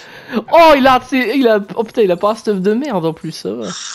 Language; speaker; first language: French; native; French